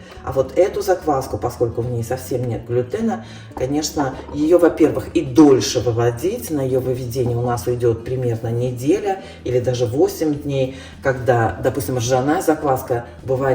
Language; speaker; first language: Russian; native; Russian